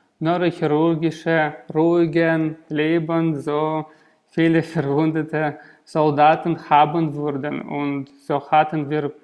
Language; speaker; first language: German; non-native, learner; Russian